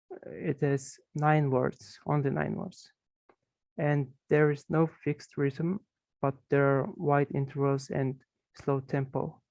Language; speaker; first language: English; non-native, fluent; Mongolian